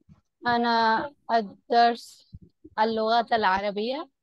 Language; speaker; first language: Arabic; non-native, learner; Urdu